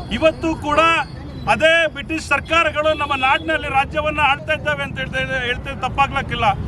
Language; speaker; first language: Kannada; native; Kannada